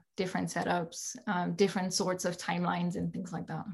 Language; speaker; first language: English; non-native, fluent; French